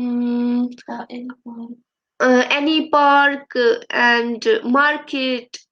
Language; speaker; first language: English; non-native, learner; Urdu